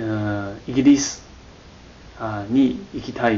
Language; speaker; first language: Japanese; non-native, learner; Chinese